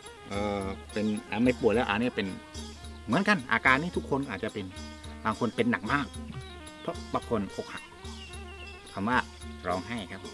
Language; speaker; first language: Thai; non-native, local second language; Khmer